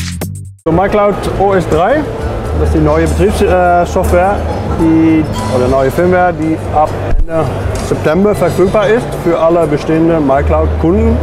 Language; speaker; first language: German; non-native, fluent; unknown